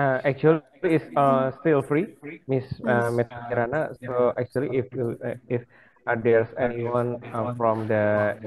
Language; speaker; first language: English; non-native, fluent; Indonesian